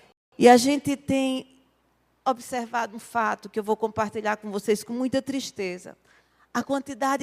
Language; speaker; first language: Portuguese; native; Portuguese